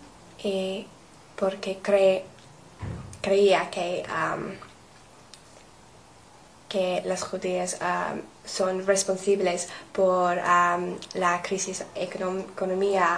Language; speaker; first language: Spanish; non-native, learner; English